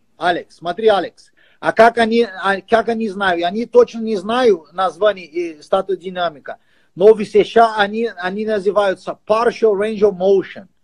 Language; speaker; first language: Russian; non-native, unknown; Portuguese